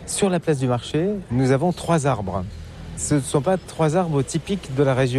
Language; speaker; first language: French; native; French